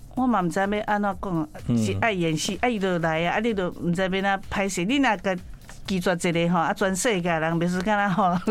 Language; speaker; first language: Chinese; non-native, local second language; Min Nan Chinese